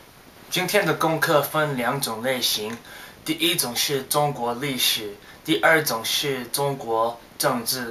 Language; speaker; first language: Chinese; non-native, learner; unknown